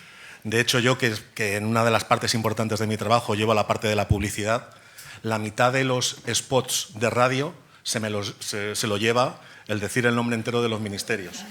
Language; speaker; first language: Spanish; native; Spanish